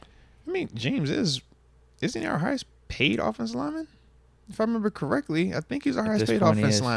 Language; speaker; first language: English; native; English